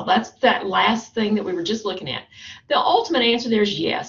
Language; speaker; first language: English; native; English